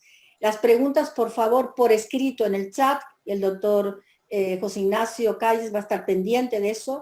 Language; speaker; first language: Spanish; native; Spanish